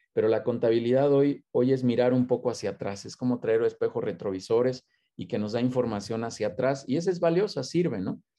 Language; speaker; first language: Spanish; native; Spanish